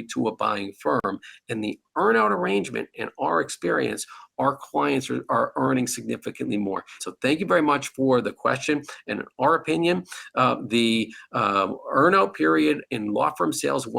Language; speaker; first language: English; native; English